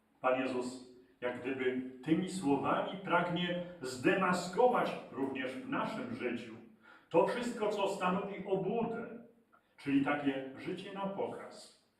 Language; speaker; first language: Polish; native; Polish